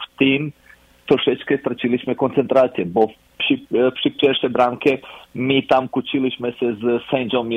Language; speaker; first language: Polish; non-native, fluent; Croatian